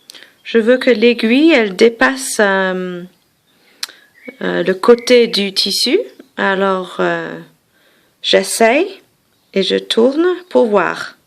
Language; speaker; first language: French; non-native, fluent; English